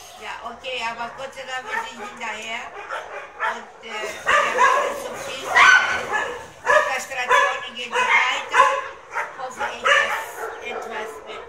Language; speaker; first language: German; non-native, learner; Greek